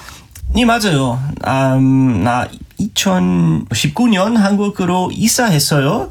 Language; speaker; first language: Korean; non-native, learner; German